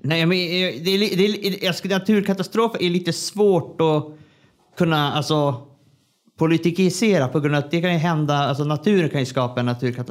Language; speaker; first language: Swedish; native; Swedish